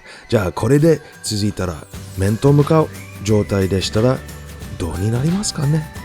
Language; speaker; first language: Japanese; non-native, fluent; English